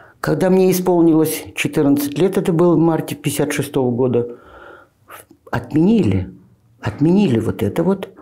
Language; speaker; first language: Russian; native; Russian